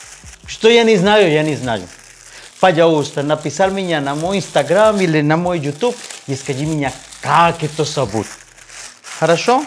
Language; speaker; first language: Russian; non-native, learner; Spanish